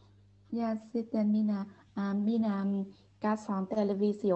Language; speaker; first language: Finnish; non-native, learner; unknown